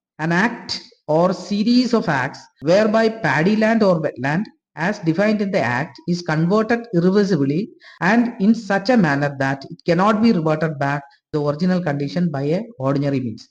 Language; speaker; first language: English; non-native, local second language; Malayalam